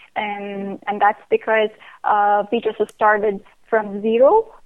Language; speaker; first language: English; non-native, fluent; Persian